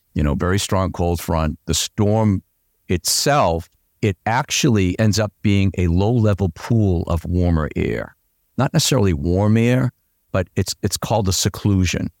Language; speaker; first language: English; native; English